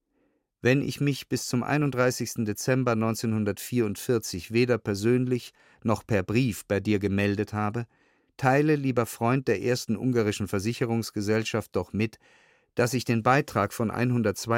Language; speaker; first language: German; native; German